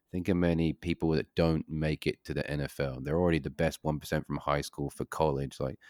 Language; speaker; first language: English; native; English